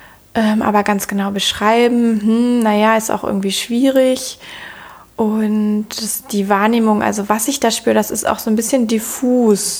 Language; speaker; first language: German; native; German